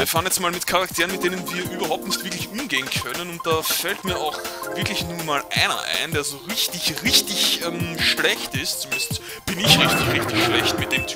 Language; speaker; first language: German; native; German